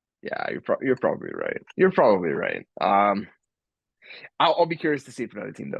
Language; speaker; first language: English; native; English